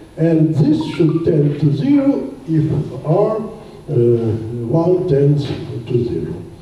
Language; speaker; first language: English; non-native, fluent; Russian